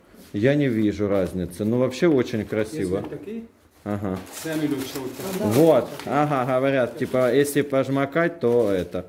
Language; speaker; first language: Russian; native; Russian